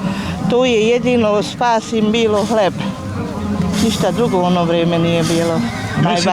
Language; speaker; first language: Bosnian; non-native, local second language; Hungarian